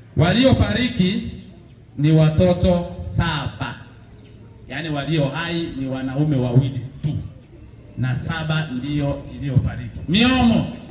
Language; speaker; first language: Swahili; non-native, local second language; Bembe